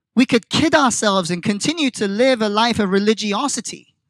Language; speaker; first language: English; non-native, fluent; Korean